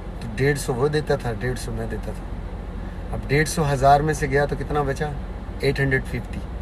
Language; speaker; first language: Urdu; non-native, local second language; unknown